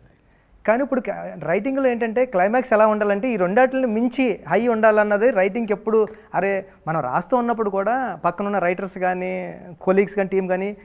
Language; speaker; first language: Telugu; native; Telugu